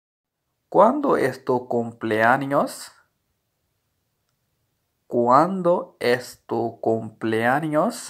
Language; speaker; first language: Spanish; non-native, learner; Urdu